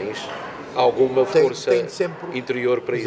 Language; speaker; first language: Portuguese; native; Portuguese